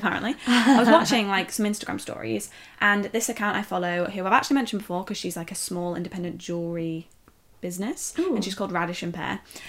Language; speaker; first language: English; native; English